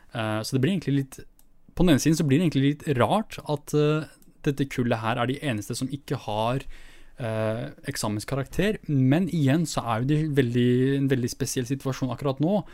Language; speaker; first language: Norwegian; early bilingual, other home language; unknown